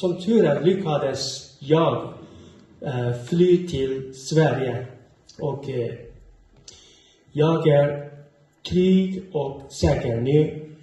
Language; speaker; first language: Swedish; non-native, learner; Uyghur